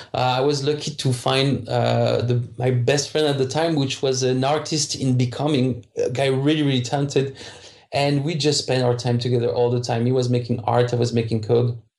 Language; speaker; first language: English; non-native, fluent; French